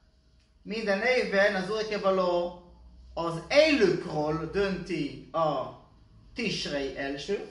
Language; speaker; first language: Hungarian; non-native, learner; Hebrew